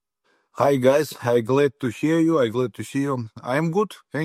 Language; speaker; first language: English; non-native, learner; Russian